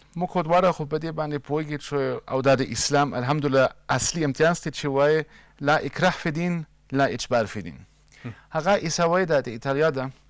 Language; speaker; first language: Pashto; non-native, fluent; German